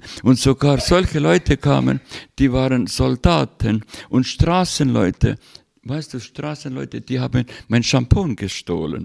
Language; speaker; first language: German; non-native, fluent; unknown